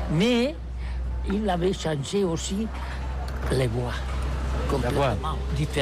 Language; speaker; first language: French; non-native, learner; Catalan